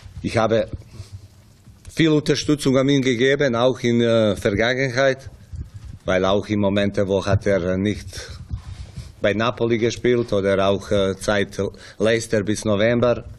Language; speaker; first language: German; non-native, fluent; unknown